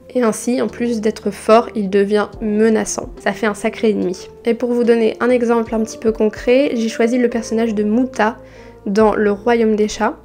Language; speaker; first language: French; native; French